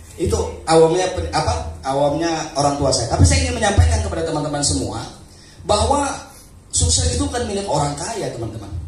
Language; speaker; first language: Indonesian; non-native, local second language; Sundanese